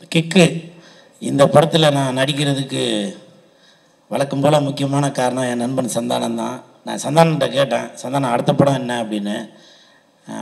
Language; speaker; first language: Tamil; native; Tamil